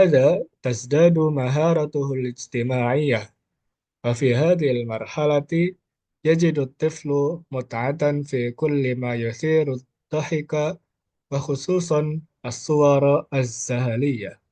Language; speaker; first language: Arabic; non-native, learner; Indonesian